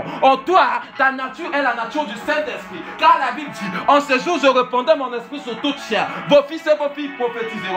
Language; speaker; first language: French; non-native, local second language; Swahili